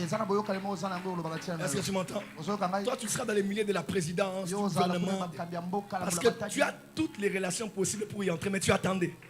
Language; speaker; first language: French; non-native, local second language; Lingala